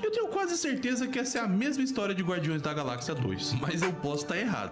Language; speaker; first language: Portuguese; native; Portuguese